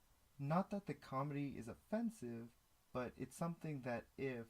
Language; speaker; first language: English; native; English